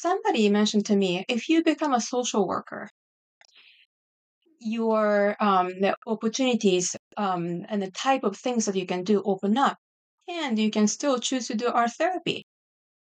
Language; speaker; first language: English; non-native, fluent; Japanese